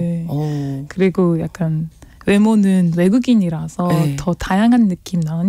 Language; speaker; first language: Korean; non-native, learner; French